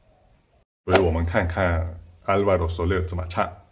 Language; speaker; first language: Chinese; non-native, fluent; Spanish